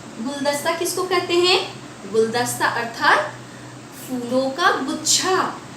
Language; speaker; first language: Hindi; native; Hindi